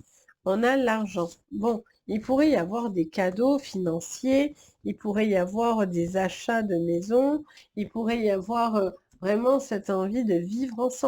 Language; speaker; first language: French; native; French